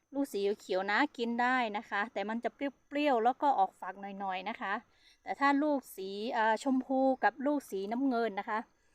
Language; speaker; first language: Thai; non-native, local second language; Hmong